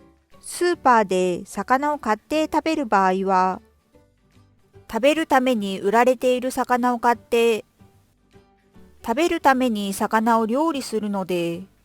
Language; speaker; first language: Japanese; non-native, fluent; Korean